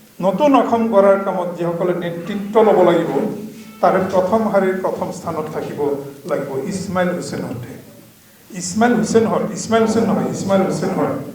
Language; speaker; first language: Assamese; non-native, local second language; Bangla